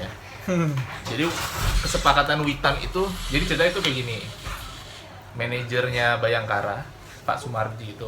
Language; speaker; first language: Indonesian; native; Indonesian